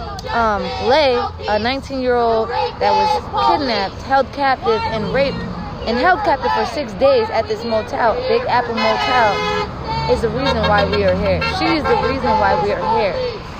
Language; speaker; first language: English; native; English